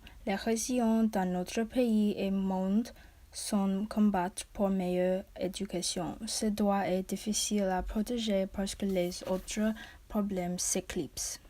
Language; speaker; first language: French; non-native, learner; English